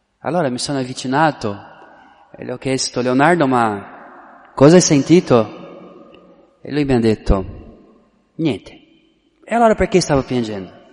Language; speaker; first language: Italian; non-native, fluent; Portuguese